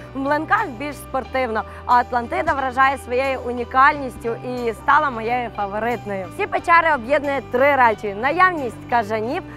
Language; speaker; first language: Ukrainian; native; Ukrainian